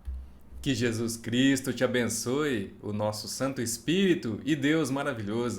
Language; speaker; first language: Portuguese; native; Portuguese